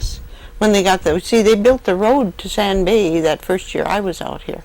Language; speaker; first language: English; native; English